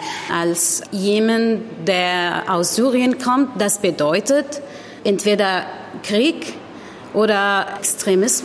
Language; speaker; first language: German; non-native, learner; Arabic